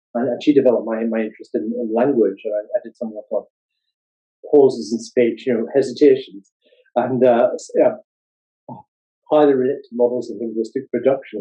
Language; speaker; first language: English; native; English